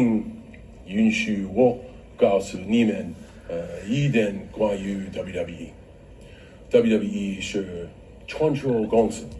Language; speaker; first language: Chinese; non-native, learner; English